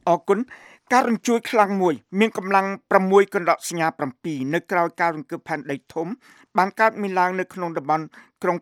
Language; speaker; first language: Khmer; native; Khmer